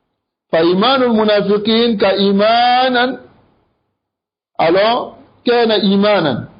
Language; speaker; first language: Arabic; non-native, fluent; French